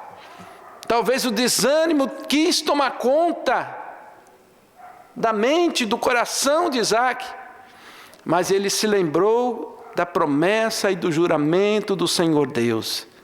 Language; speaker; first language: Portuguese; native; Portuguese